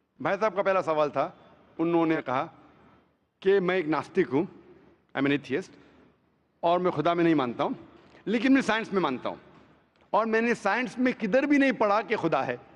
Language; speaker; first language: Hindi; non-native, local second language; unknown